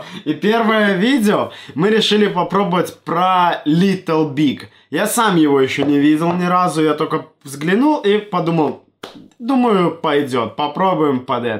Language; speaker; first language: Russian; native; Russian